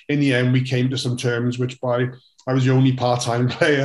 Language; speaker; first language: English; native; English